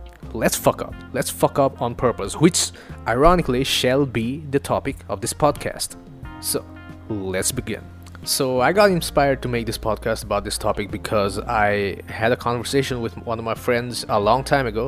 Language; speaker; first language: English; non-native, local second language; Assamese